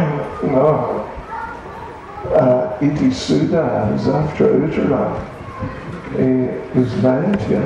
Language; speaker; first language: Russian; non-native, learner; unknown